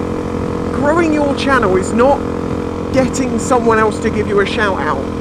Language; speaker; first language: English; native; English